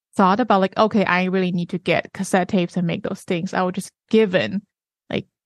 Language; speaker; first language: English; non-native, fluent; Chinese